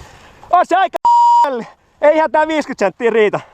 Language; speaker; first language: Finnish; native; Finnish